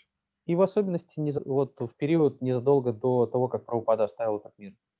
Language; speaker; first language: Russian; native; Russian